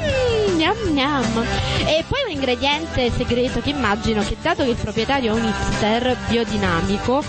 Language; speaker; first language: Italian; native; Italian